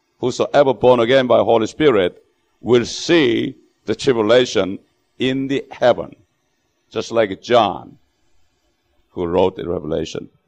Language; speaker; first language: English; non-native, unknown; Korean